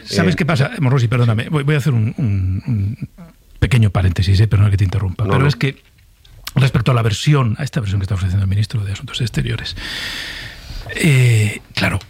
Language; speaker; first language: Spanish; native; Spanish